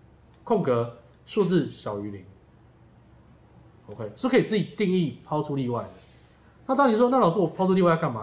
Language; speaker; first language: Chinese; native; Chinese